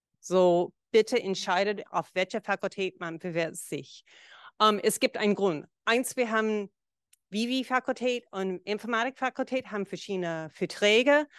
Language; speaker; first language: German; non-native, fluent; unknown